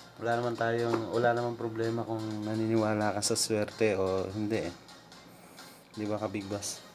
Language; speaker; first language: Filipino; non-native, local second language; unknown